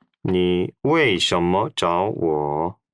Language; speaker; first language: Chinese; non-native, learner; Korean